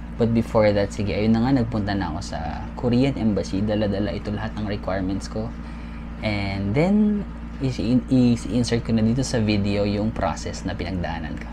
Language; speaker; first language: Filipino; native; Filipino